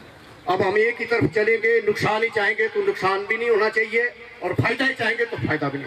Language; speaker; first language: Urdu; non-native, local second language; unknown